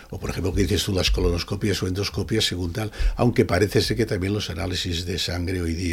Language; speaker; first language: Spanish; non-native, local second language; Catalan